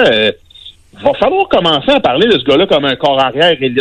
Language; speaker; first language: French; native; French